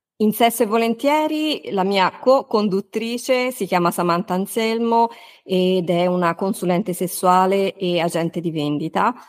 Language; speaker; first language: Italian; native; Italian